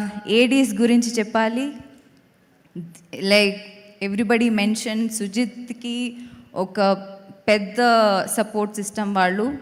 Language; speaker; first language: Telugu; non-native, learner; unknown